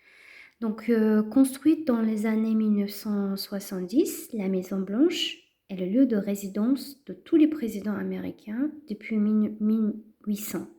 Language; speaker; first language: French; non-native, fluent; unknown